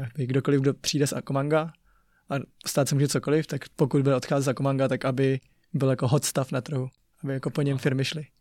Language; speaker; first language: Czech; early bilingual, other home language; Chinese